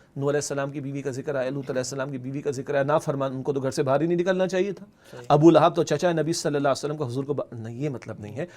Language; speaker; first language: Urdu; native; Urdu